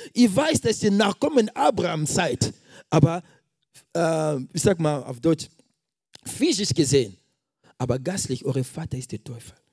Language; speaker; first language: German; non-native, fluent; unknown